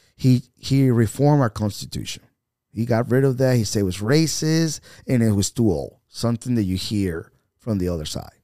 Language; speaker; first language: English; non-native, fluent; Spanish